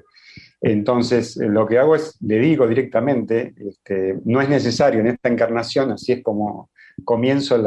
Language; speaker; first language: Spanish; native; Spanish